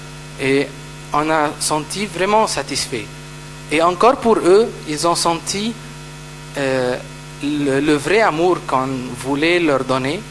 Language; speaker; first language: French; non-native, fluent; Arabic